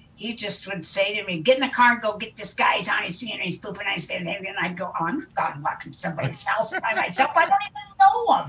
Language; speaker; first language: English; native; English